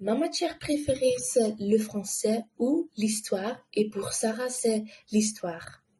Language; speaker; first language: French; non-native, learner; Dutch